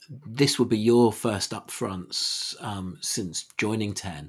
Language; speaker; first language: English; native; English